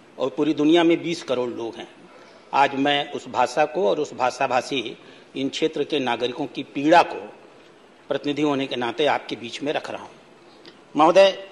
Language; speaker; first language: Hindi; native; Hindi